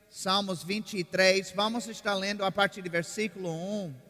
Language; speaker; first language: Portuguese; non-native, fluent; English